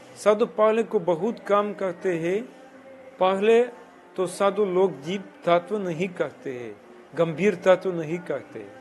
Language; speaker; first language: Hindi; non-native, fluent; Russian